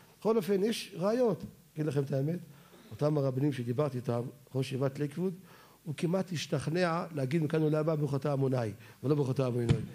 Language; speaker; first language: Hebrew; native; Hebrew